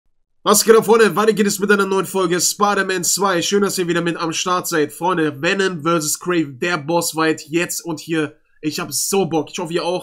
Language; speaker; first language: German; native; German